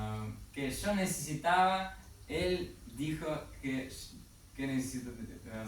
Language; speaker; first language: Spanish; non-native, learner; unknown